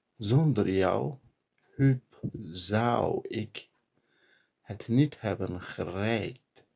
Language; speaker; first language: Dutch; non-native, learner; Turkish